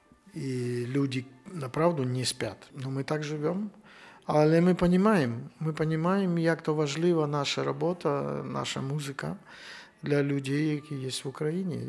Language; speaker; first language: Polish; non-native, learner; Ukrainian